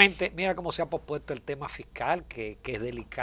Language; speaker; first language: Spanish; native; Spanish